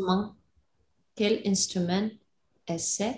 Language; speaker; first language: French; non-native, learner; English